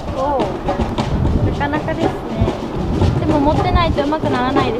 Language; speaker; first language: Japanese; native; Japanese